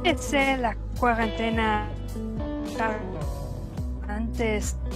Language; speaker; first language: Spanish; non-native, fluent; English